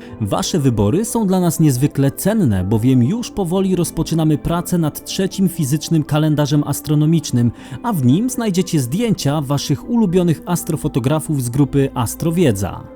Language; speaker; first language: Polish; native; Polish